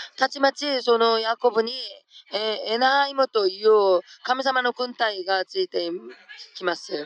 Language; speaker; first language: Japanese; non-native, fluent; Korean